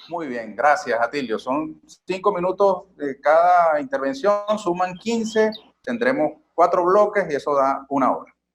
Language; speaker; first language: Spanish; native; Spanish